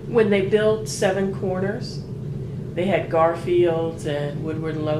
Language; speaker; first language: English; native; English